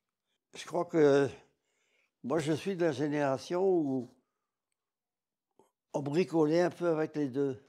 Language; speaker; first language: French; non-native, local second language; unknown